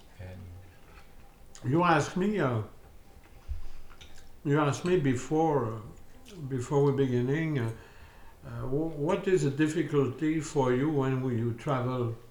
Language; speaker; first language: English; non-native, learner; French